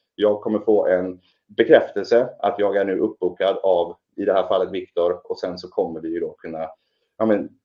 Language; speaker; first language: Swedish; native; Swedish